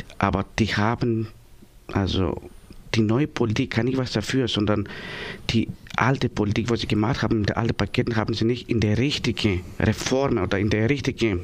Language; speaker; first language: German; non-native, learner; Greek